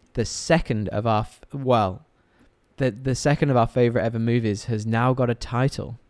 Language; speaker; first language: English; native; English